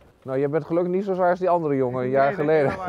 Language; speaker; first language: Dutch; native; Dutch